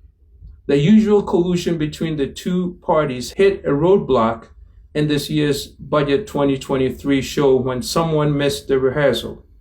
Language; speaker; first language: English; non-native, local second language; Akan